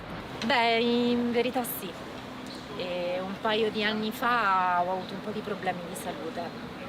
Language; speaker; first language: Italian; native; Italian